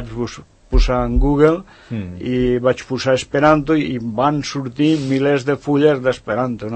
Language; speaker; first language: Catalan; non-native, local second language; Spanish